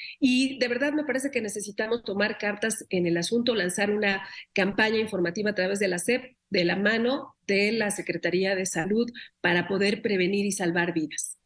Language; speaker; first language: Spanish; native; Spanish